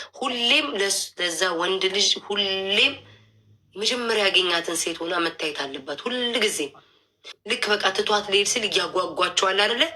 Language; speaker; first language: Amharic; native; Amharic